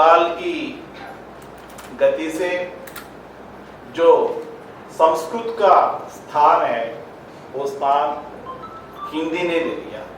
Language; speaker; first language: Hindi; non-native, local second language; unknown